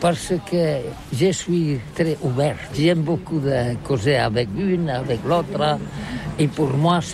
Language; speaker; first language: French; non-native, learner; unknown